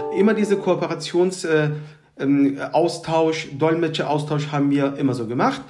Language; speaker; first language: German; early bilingual, other home language; Turkish